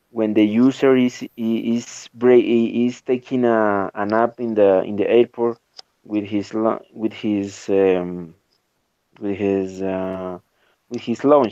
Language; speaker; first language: English; non-native, learner; Spanish